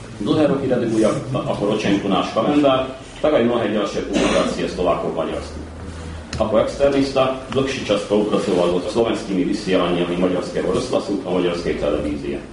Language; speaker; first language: Slovak; early bilingual, heritage; Slovak